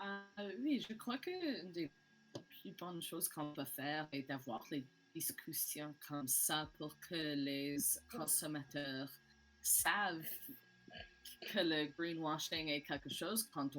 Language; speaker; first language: French; non-native, learner; English